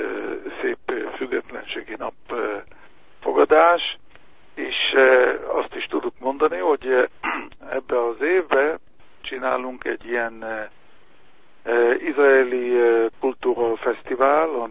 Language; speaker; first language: Hungarian; early bilingual, heritage; Hungarian